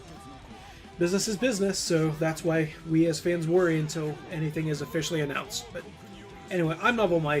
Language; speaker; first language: English; native; English